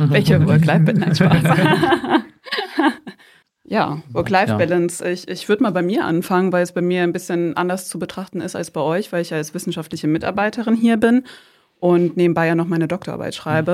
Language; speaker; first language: German; native; German